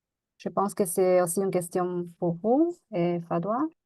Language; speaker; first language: French; non-native, fluent; Spanish